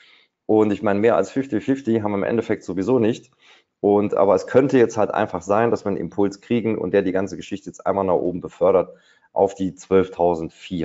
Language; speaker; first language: German; native; German